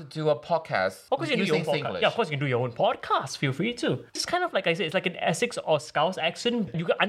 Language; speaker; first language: English; native; English